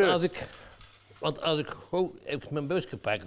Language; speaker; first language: Dutch; native; Dutch